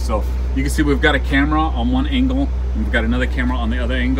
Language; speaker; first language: English; native; English